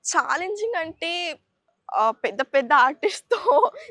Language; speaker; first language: Telugu; non-native, learner; Kannada